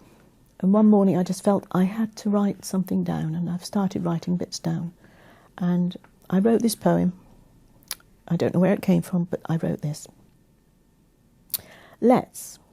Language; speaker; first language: English; native; English